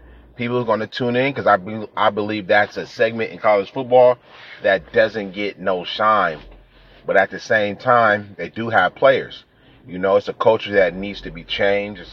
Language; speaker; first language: English; native; English